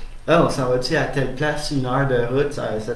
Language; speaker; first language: French; native; French